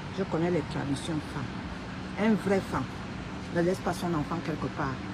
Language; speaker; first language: French; non-native, local second language; Fang